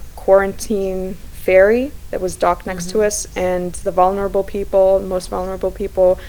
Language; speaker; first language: English; non-native, fluent; Slovak